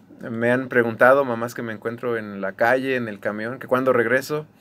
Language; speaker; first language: Spanish; native; Spanish